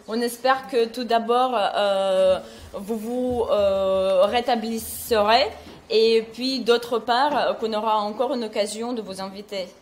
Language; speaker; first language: French; non-native, fluent; Russian